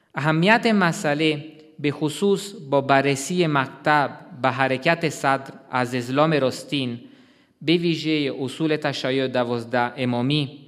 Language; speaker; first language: Persian; non-native, fluent; Italian